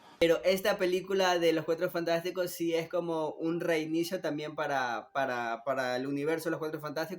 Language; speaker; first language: Spanish; native; Spanish